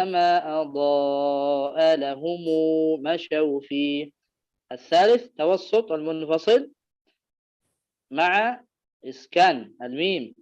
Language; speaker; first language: Arabic; native; Arabic